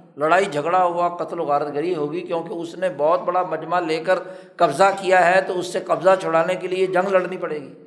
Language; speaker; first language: Urdu; non-native, local second language; Punjabi